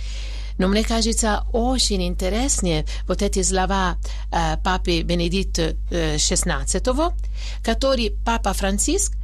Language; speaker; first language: Russian; non-native, fluent; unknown